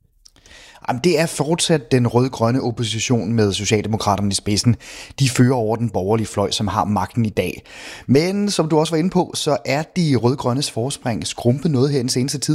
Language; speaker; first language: Danish; native; Danish